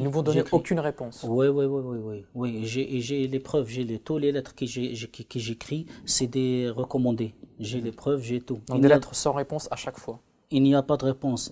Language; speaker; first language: French; non-native, learner; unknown